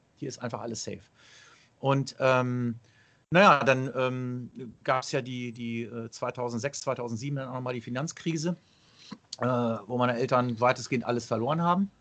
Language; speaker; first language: German; early bilingual, other home language; Arabic